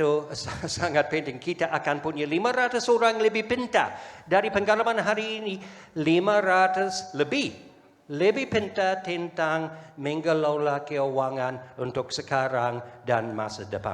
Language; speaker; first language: Indonesian; non-native, fluent; English